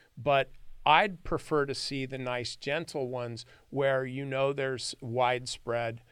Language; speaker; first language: English; native; English